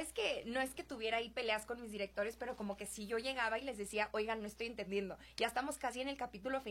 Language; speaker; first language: Spanish; native; Spanish